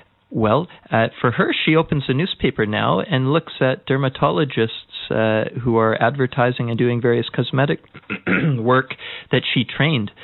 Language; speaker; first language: English; native; English